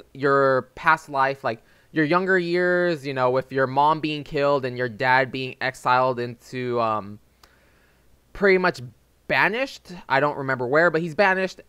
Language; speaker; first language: English; native; English